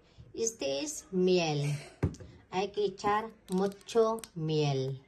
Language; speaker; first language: Spanish; non-native, fluent; Filipino